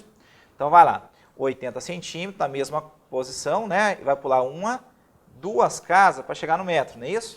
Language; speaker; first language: Portuguese; native; Portuguese